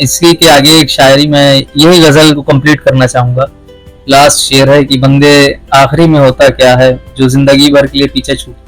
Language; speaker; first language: Hindi; native; Hindi